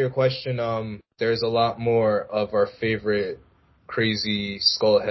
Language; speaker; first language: English; native; English